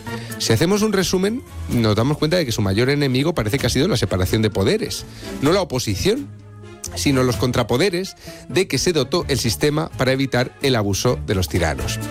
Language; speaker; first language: Spanish; native; Spanish